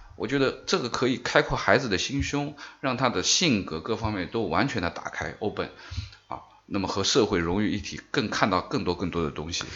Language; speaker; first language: Chinese; native; Chinese